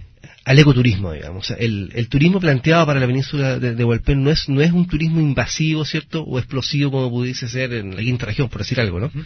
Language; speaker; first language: Spanish; native; Spanish